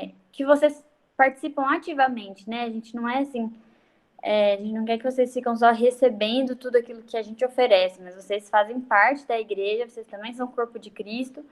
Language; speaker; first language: Portuguese; native; Portuguese